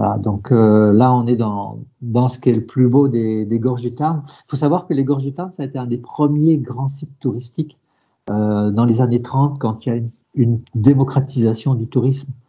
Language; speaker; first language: French; native; French